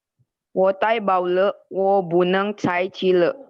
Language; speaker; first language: Chinese; non-native, learner; Indonesian